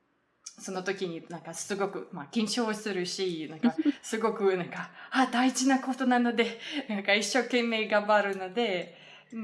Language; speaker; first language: Japanese; non-native, fluent; Russian